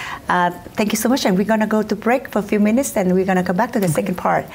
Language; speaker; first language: English; non-native, fluent; Vietnamese